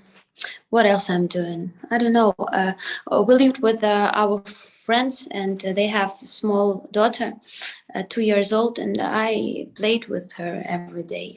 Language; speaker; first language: English; non-native, learner; Ukrainian